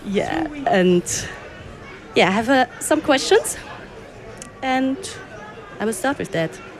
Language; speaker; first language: English; non-native, fluent; German